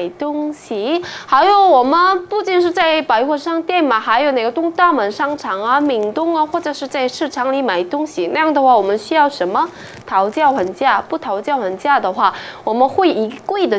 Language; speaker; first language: Chinese; non-native, fluent; Korean